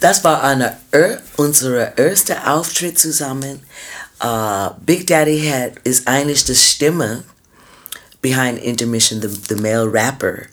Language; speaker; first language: German; non-native, fluent; English